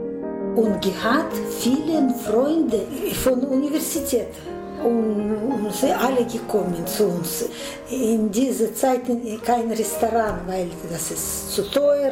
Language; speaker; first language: German; non-native, learner; Russian